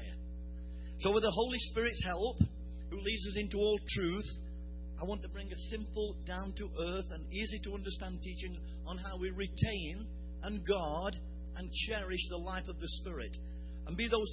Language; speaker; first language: English; native; English